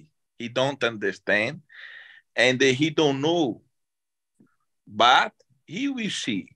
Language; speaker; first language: English; non-native, learner; Italian